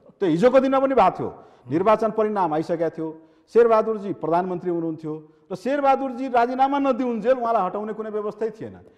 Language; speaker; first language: Nepali; non-native, local second language; Maithili